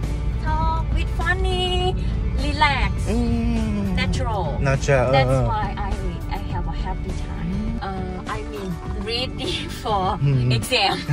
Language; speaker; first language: English; non-native, learner; Thai